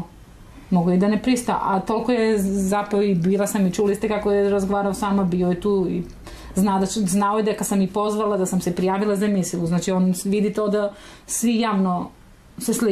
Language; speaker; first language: Serbian; native; Serbian